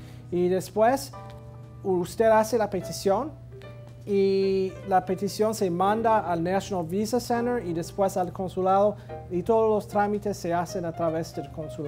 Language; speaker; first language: Spanish; non-native, fluent; English